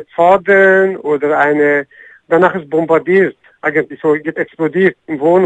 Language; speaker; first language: German; non-native, learner; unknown